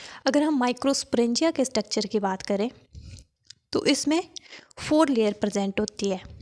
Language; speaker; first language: Hindi; native; Hindi